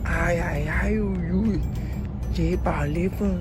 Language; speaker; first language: French; non-native, learner; Portuguese